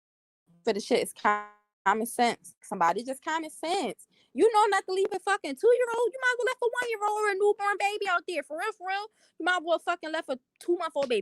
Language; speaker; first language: English; native; English